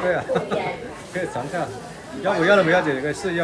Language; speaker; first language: Chinese; native; Chinese